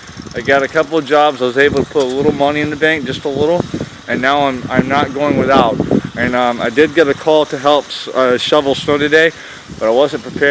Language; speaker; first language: English; native; English